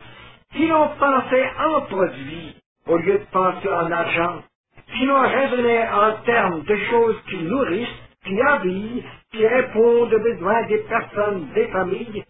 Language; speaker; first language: French; native; French